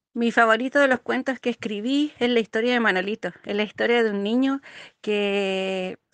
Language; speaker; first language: Spanish; native; Spanish